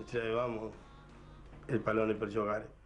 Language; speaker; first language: Italian; non-native, fluent; Spanish